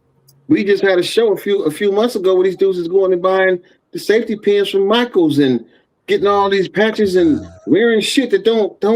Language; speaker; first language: English; native; English